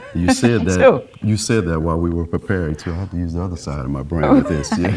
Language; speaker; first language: English; native; English